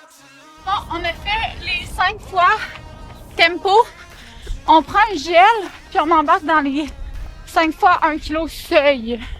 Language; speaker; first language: French; native; French